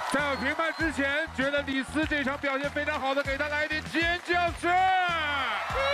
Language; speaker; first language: Chinese; native; Chinese